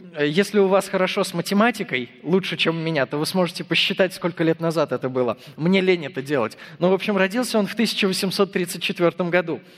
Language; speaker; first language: Russian; non-native, fluent; English